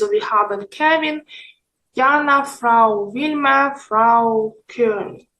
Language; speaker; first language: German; non-native, fluent; Ukrainian